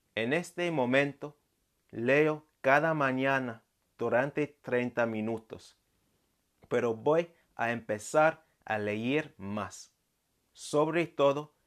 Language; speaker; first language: Spanish; non-native, fluent; English